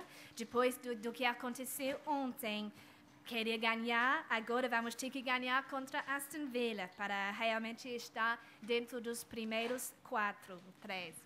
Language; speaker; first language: Portuguese; non-native, fluent; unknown